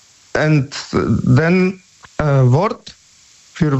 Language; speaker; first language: German; non-native, learner; Polish